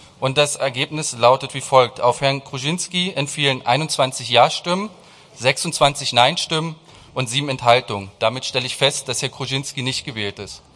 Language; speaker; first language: German; native; German